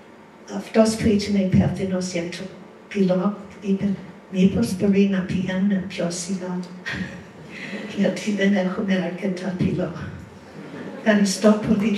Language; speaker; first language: Greek; non-native, fluent; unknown